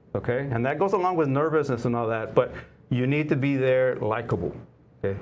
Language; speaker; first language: English; native; English